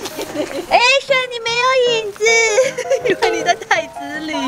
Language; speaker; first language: Chinese; native; Chinese